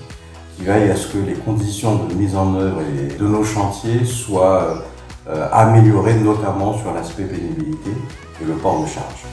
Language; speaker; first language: French; native; French